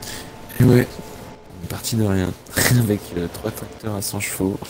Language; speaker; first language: French; native; French